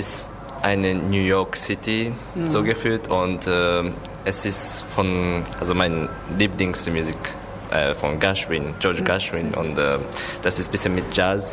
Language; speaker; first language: German; non-native, learner; Japanese